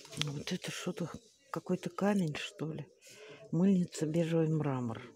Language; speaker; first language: Russian; native; Russian